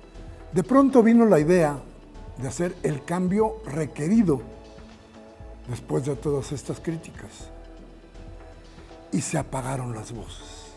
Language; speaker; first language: Spanish; native; Spanish